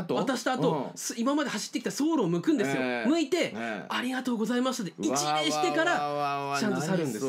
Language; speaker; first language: Japanese; native; Japanese